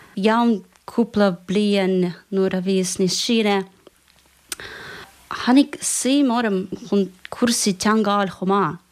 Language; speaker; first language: Irish; non-native, fluent; Russian